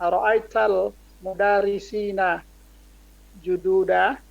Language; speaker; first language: Arabic; non-native, learner; Indonesian